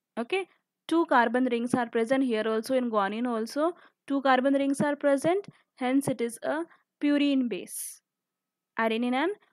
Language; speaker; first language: Hindi; native; Hindi